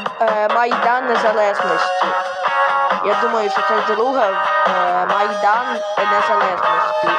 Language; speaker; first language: Ukrainian; non-native, local second language; Russian